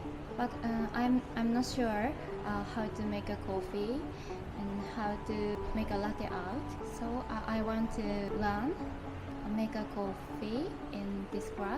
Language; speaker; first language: English; non-native, learner; Japanese